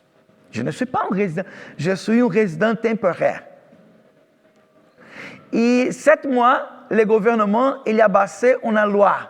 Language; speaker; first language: French; non-native, fluent; Portuguese